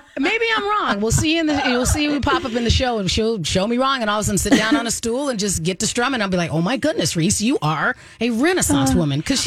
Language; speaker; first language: English; native; English